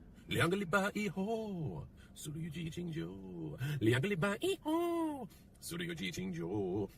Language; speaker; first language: Chinese; non-native, learner; English